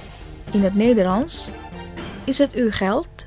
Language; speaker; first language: Dutch; non-native, fluent; Indonesian